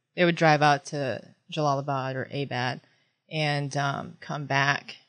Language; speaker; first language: English; early bilingual, other home language; Filipino